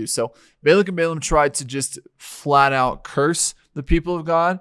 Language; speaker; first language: English; native; English